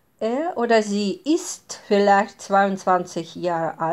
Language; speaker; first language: German; non-native, fluent; Russian